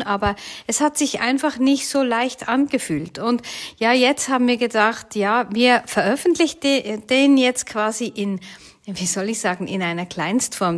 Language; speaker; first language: German; native; German